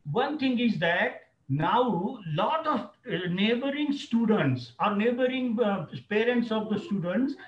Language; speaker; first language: English; non-native, local second language; Marathi